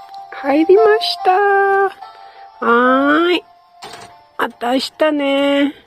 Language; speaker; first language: Japanese; native; Japanese